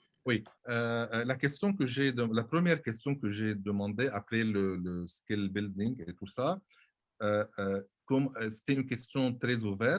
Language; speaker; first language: French; non-native, local second language; Arabic